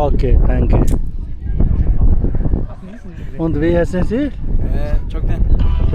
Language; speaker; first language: German; non-native, learner; Tibetan